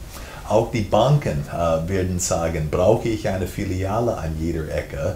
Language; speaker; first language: German; non-native, fluent; English